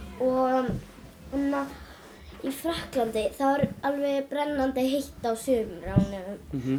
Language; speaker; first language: Icelandic; early bilingual, other home language; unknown